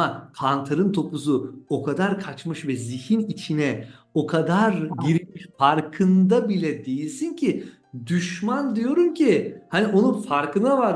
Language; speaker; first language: Turkish; native; Turkish